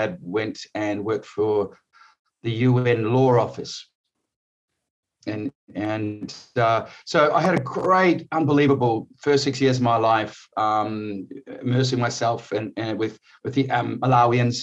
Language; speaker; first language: English; native; English